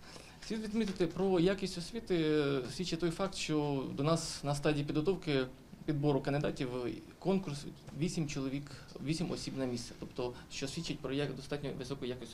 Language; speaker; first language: Ukrainian; native; Ukrainian